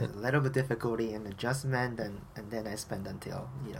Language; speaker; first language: English; non-native, fluent; Japanese